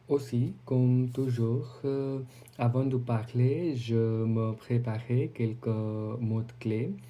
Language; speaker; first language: French; non-native, learner; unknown